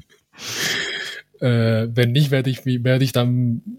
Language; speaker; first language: German; non-native, fluent; Spanish